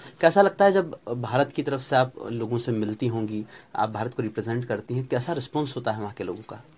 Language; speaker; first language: Hindi; native; Hindi